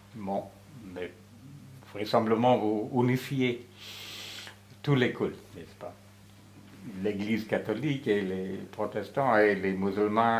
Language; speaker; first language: French; non-native, fluent; English